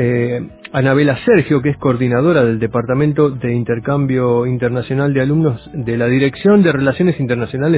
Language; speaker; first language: Spanish; native; Spanish